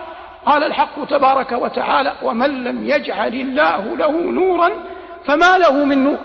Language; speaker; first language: Arabic; native; Arabic